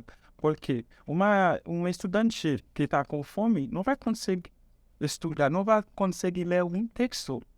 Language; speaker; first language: Portuguese; non-native, fluent; Haitian Creole